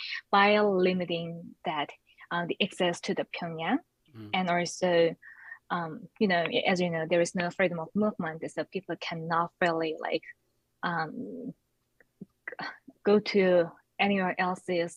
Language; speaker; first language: English; non-native, fluent; Korean